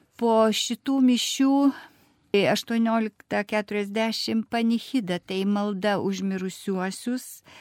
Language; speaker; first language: Lithuanian; non-native, fluent; Russian